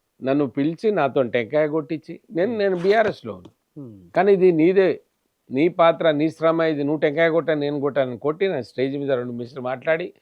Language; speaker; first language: Telugu; non-native, local second language; Lambadi